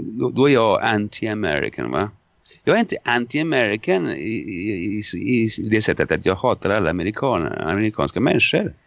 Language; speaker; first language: Swedish; non-native, fluent; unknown